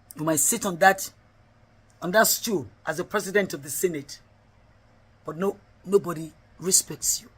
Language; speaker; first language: English; non-native, local second language; Yoruba